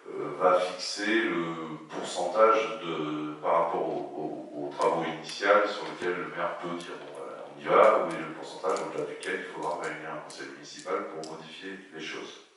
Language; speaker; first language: French; native; French